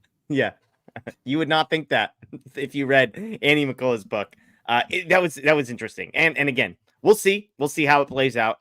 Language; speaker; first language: English; native; English